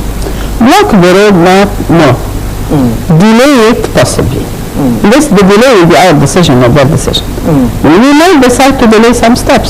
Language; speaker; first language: English; non-native, fluent; Arabic